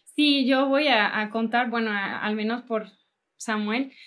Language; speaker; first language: Spanish; non-native, fluent; English